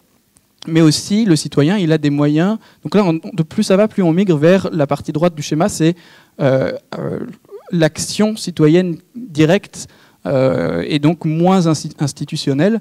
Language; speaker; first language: French; native; French